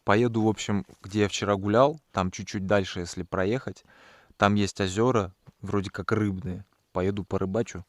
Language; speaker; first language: Russian; native; Russian